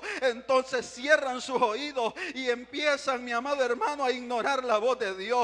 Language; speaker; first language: Spanish; native; Spanish